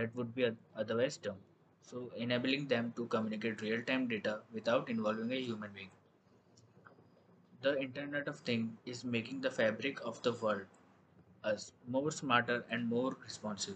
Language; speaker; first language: English; non-native, local second language; Gujarati